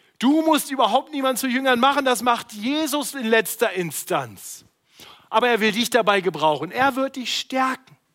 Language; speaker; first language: German; native; German